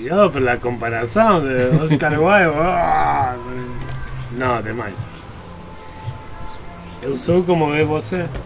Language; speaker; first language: Portuguese; non-native, fluent; Spanish